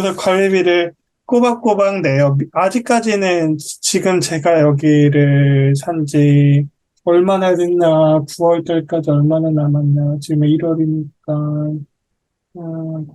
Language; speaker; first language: Korean; native; Korean